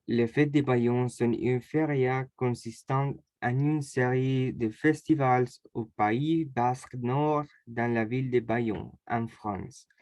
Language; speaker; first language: French; non-native, learner; Spanish